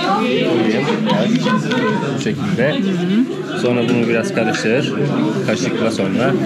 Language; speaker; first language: Turkish; native; Turkish